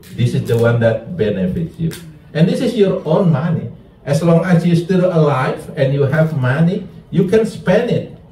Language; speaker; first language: English; non-native, fluent; Indonesian